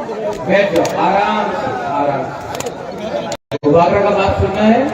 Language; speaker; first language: Hindi; non-native, local second language; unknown